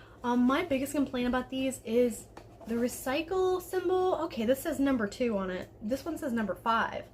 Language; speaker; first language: English; native; English